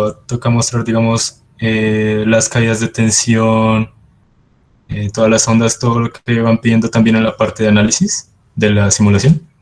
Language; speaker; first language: Spanish; native; Spanish